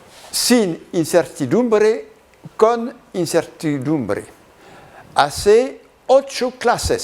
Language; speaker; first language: Spanish; non-native, learner; French